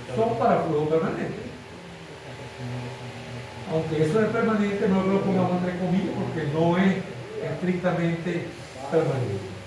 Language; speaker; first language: Spanish; native; Spanish